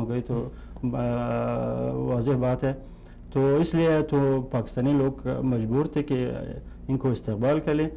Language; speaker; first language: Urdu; non-native, fluent; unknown